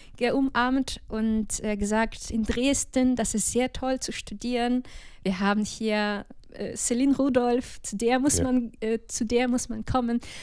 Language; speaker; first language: German; non-native, fluent; Ukrainian